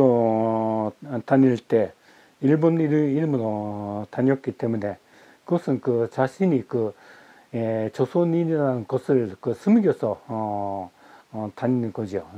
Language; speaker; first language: Korean; early bilingual, heritage; Japanese